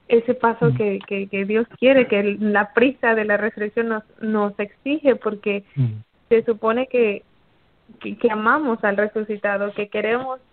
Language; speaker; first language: Spanish; native; Spanish